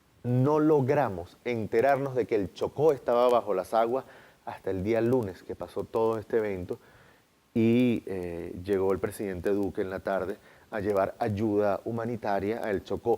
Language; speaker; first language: Spanish; native; Spanish